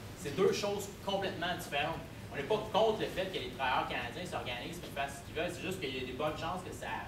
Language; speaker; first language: French; native; French